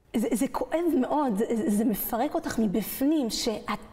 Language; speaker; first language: Hebrew; early bilingual, other home language; French